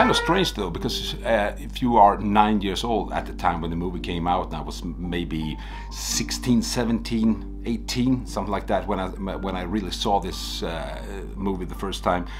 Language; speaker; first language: English; non-native, fluent; Swedish